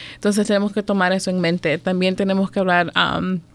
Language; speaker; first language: Spanish; native; Spanish